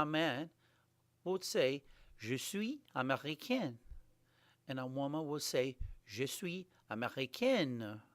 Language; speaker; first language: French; non-native, fluent; English